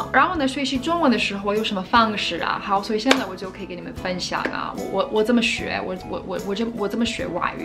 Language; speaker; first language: Chinese; non-native, fluent; English